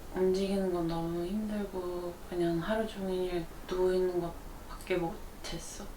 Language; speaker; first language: Korean; non-native, learner; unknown